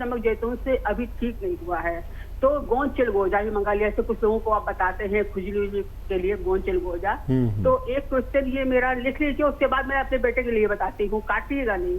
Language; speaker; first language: Hindi; native; Hindi